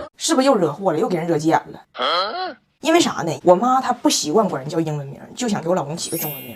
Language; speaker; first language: Chinese; native; Chinese